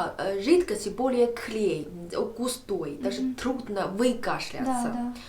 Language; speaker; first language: Russian; non-native, learner; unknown